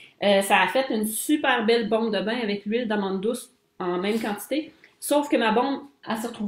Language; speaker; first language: French; native; French